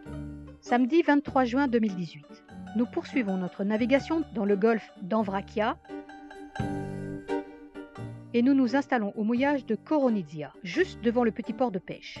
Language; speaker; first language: French; native; French